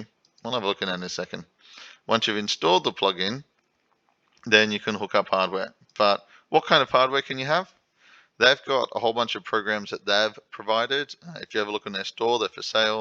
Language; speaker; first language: English; native; English